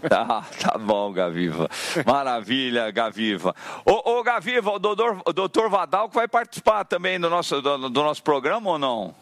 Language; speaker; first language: Portuguese; native; Portuguese